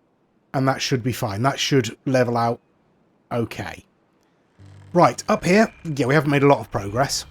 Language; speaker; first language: English; native; English